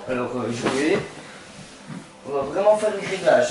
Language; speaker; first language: French; native; French